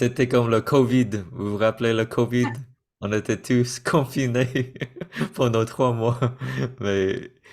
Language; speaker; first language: French; non-native, fluent; Vietnamese